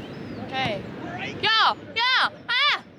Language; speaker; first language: Korean; native; Korean